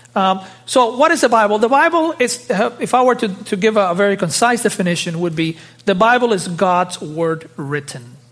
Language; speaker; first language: English; early bilingual, other home language; Spanish